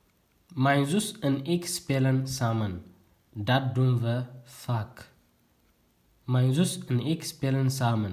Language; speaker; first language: Dutch; non-native, fluent; Tigrinya